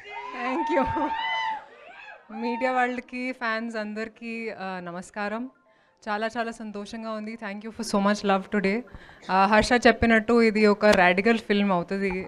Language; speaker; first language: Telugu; non-native, fluent; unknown